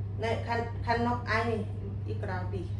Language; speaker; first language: German; non-native, learner; Thai